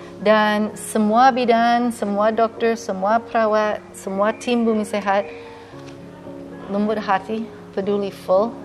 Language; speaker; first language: Indonesian; non-native, fluent; English